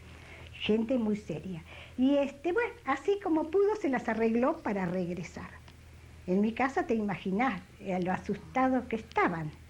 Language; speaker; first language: Spanish; native; Spanish